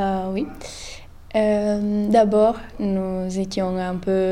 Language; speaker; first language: French; non-native, learner; Italian